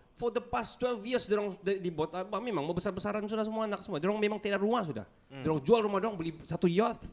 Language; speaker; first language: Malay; native; Malay